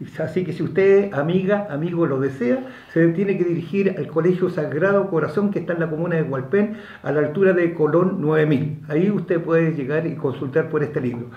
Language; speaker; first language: Spanish; native; Spanish